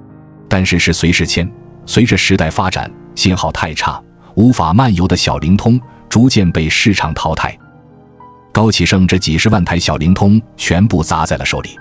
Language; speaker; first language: Chinese; native; Chinese